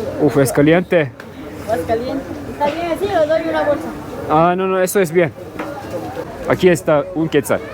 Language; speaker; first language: Spanish; non-native, learner; Turkish